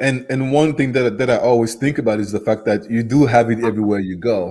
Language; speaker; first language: English; non-native, local second language; French